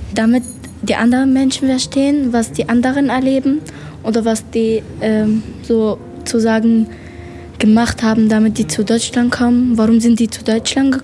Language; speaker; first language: German; non-native, learner; Arabic